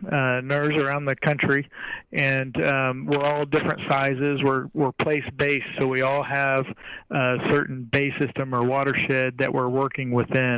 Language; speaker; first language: English; native; English